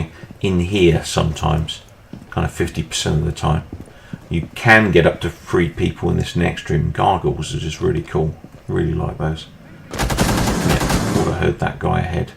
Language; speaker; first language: English; native; English